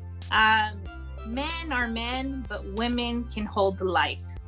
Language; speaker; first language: English; early bilingual, other home language; Spanish